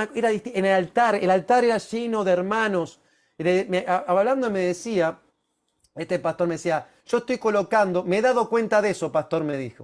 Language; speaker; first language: Spanish; native; Spanish